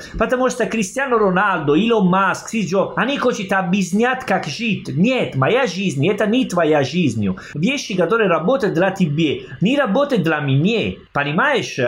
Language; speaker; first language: Russian; non-native, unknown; Italian